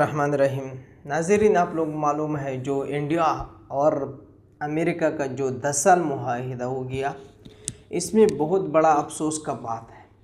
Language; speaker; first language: Hindi; non-native, local second language; Pashto